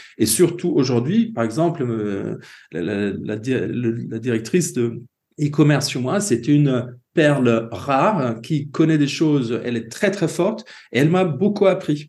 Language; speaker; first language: French; non-native, fluent; Swedish